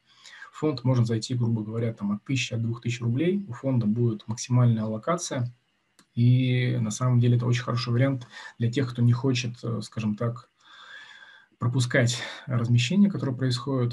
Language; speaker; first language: Russian; native; Russian